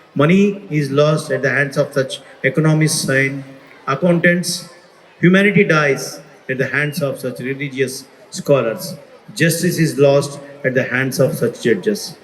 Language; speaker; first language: English; non-native, local second language; Telugu